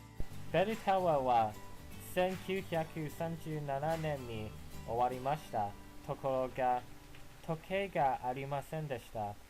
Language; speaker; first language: Japanese; non-native, learner; English